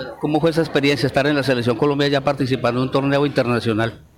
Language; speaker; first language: Spanish; native; Spanish